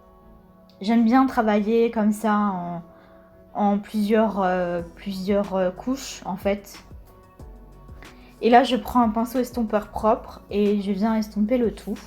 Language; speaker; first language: French; native; French